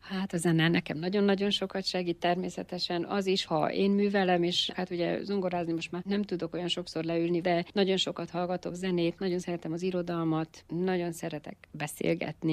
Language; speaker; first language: Hungarian; native; Hungarian